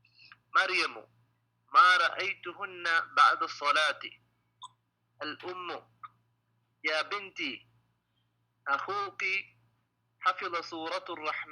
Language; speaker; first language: Arabic; non-native, learner; English